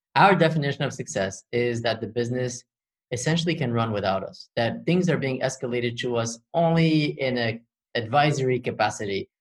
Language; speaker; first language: English; early bilingual, other home language; Arabic